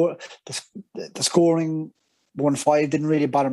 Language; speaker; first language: English; native; English